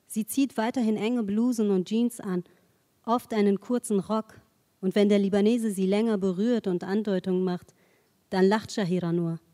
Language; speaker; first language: German; early bilingual, other home language; Kurdish